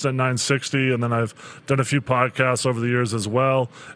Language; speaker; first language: English; native; English